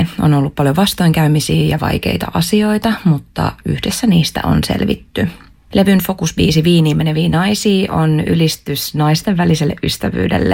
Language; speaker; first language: Finnish; native; Finnish